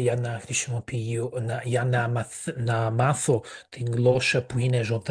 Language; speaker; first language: Greek; non-native, fluent; Portuguese